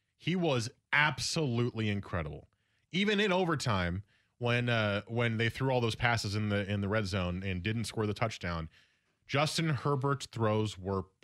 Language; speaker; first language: English; native; English